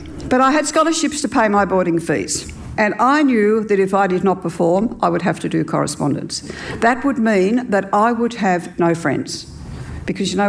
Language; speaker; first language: English; native; English